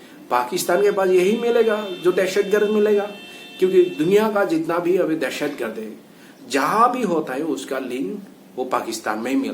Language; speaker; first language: Hindi; non-native, local second language; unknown